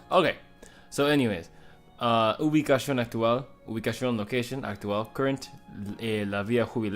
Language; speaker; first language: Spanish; non-native, fluent; English